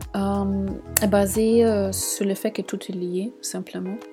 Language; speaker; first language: French; non-native, fluent; German